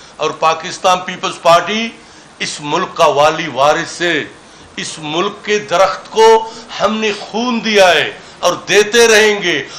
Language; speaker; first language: Urdu; non-native, local second language; Baluchi